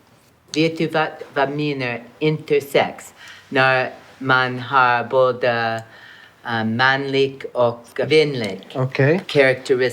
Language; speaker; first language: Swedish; non-native, learner; English